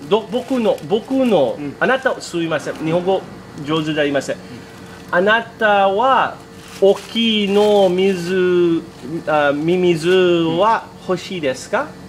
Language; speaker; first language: Japanese; non-native, learner; English